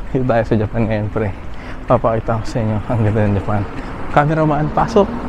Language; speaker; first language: Filipino; native; Filipino